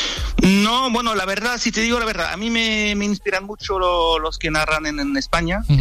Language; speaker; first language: Spanish; non-native, fluent; French